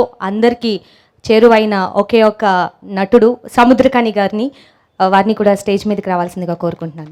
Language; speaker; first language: Telugu; native; Telugu